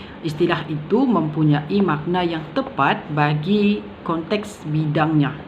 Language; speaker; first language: Malay; native; Malay